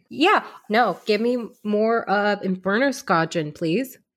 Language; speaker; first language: English; early bilingual, other home language; Hindi